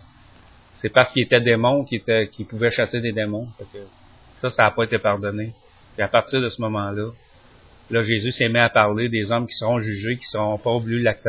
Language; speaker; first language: French; native; French